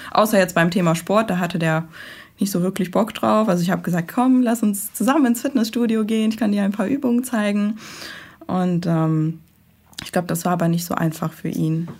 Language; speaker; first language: German; early bilingual, other home language; Persian